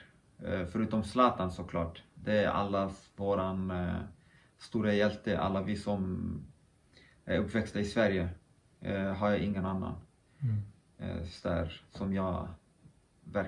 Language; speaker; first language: Swedish; early bilingual, other home language; Kurdish